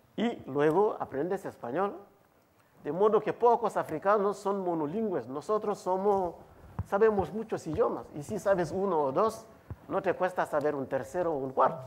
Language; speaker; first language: Spanish; non-native, fluent; Wolof